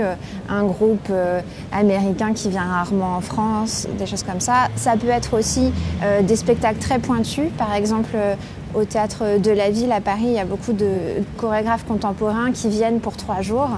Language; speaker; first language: French; native; French